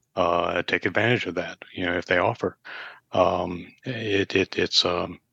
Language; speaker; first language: English; native; English